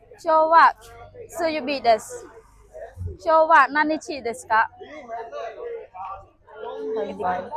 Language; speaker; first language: Japanese; non-native, learner; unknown